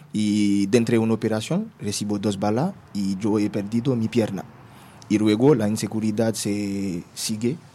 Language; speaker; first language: Spanish; non-native, learner; Haitian Creole